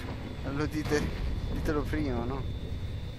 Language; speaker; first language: Italian; native; Italian